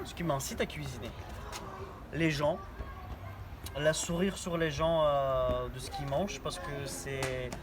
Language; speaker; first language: French; non-native, fluent; Bulgarian